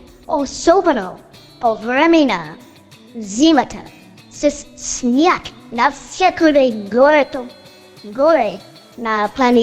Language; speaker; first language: Bulgarian; non-native, learner; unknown